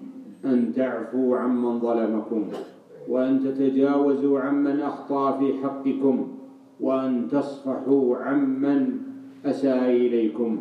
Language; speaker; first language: Arabic; native; Arabic